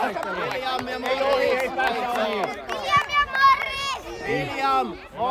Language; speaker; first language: Finnish; native; Finnish